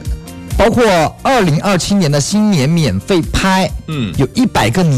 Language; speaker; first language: Chinese; native; Chinese